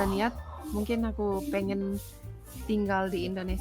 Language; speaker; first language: Indonesian; non-native, fluent; Finnish